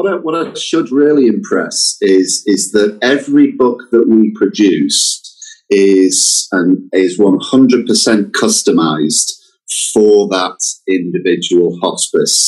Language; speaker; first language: English; native; English